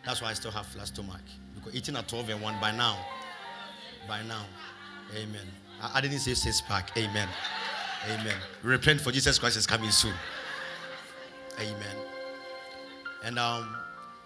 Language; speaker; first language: English; non-native, local second language; Akan